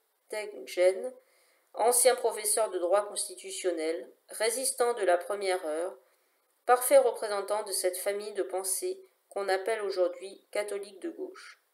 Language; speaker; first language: French; native; French